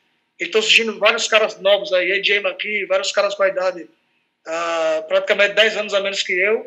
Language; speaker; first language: Portuguese; native; Portuguese